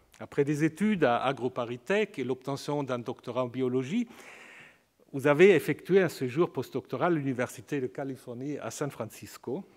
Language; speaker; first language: French; native; French